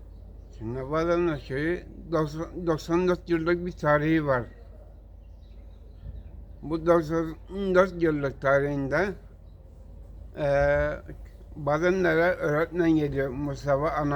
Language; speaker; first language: Turkish; native; Turkish